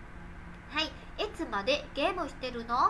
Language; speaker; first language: Japanese; non-native, fluent; Vietnamese